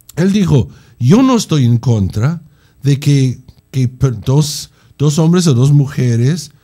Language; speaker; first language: Spanish; non-native, fluent; English